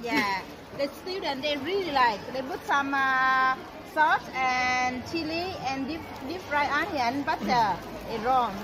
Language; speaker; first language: English; non-native, learner; Vietnamese